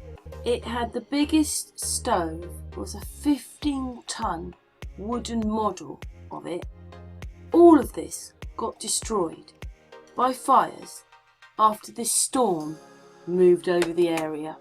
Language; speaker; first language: English; native; English